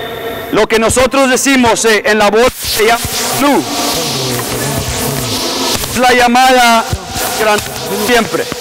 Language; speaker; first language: Spanish; early bilingual, heritage; English